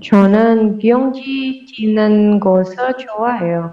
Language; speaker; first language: Korean; non-native, learner; Indonesian